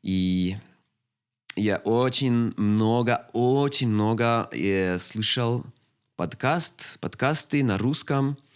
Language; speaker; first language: Russian; non-native, learner; Swedish